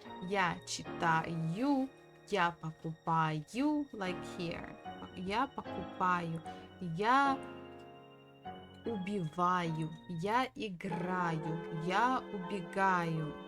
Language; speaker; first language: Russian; non-native, fluent; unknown